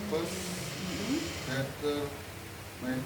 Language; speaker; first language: English; non-native, learner; Indonesian